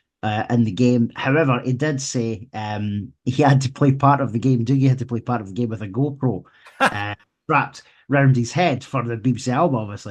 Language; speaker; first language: English; native; English